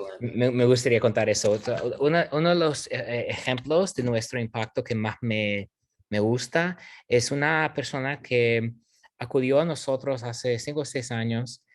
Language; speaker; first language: Spanish; non-native, fluent; English